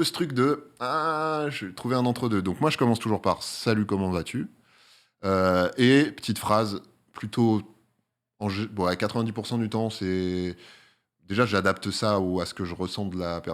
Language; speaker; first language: French; native; French